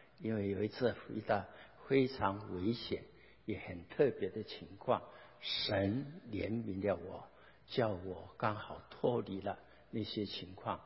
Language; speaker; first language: Chinese; non-native, local second language; Hakka Chinese